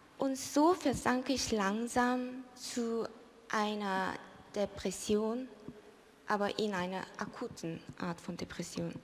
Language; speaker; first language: German; early bilingual, other home language; Korean